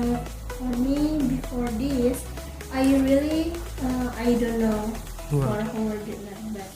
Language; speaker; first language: English; non-native, learner; Indonesian